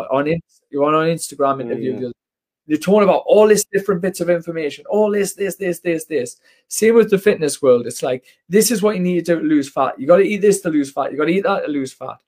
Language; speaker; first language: English; native; English